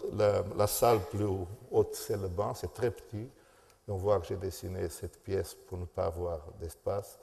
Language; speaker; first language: French; non-native, fluent; Portuguese